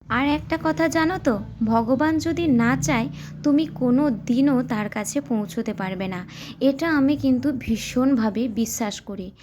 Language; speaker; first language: Bangla; non-native, local second language; Santali